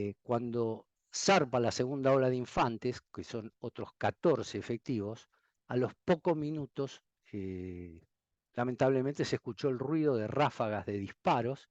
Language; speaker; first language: Spanish; native; Spanish